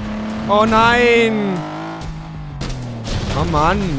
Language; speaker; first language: German; native; German